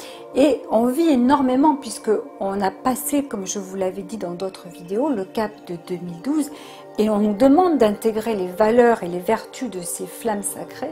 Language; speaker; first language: French; native; French